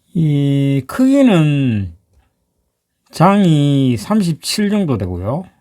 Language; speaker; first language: Korean; native; Korean